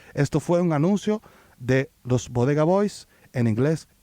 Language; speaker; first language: Spanish; early bilingual, heritage; Spanish